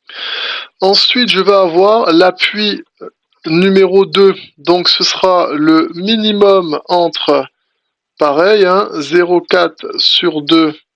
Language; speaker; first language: French; native; French